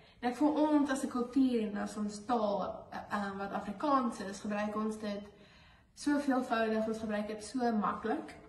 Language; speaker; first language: Afrikaans; native; Afrikaans